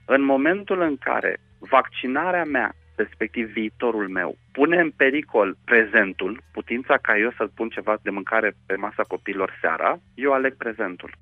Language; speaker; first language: Romanian; non-native, local second language; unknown